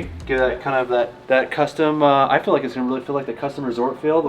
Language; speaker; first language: English; native; English